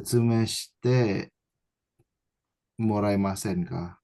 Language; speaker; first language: Japanese; non-native, learner; Indonesian